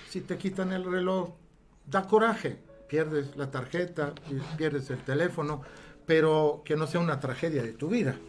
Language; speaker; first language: Spanish; non-native, fluent; Italian